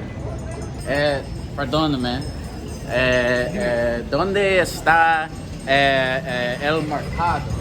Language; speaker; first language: Spanish; non-native, learner; English